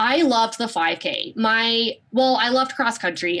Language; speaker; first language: English; native; English